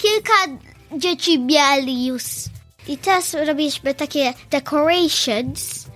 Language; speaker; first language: Polish; early bilingual, heritage; Polish